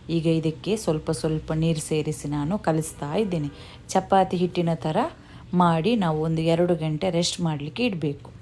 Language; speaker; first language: Kannada; non-native, local second language; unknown